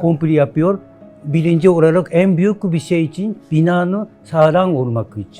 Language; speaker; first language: Turkish; non-native, learner; Japanese